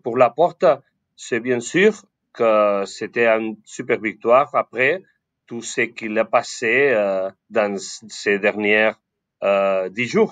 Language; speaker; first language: French; non-native, fluent; Spanish